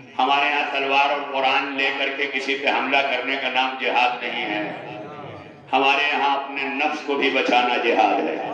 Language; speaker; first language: Urdu; non-native, local second language; Awadhi